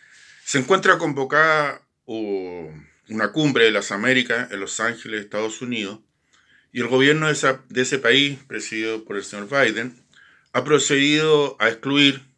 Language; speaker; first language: Spanish; native; Spanish